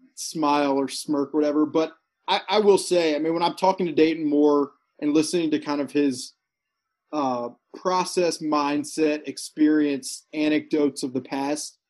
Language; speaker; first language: English; native; English